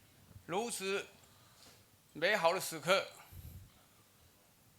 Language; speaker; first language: Chinese; native; Chinese